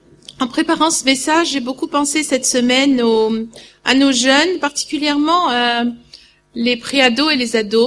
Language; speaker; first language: French; native; French